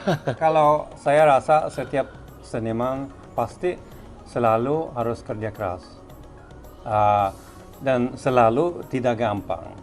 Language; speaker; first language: Indonesian; non-native, fluent; Swedish